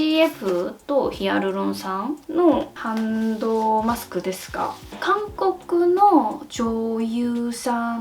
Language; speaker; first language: Japanese; non-native, fluent; Korean